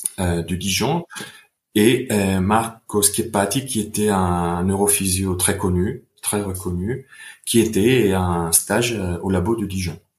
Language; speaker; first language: French; non-native, fluent; Italian